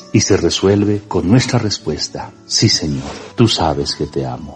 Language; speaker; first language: Spanish; native; Spanish